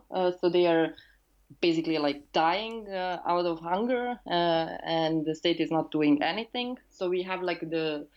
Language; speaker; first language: English; non-native, fluent; Serbian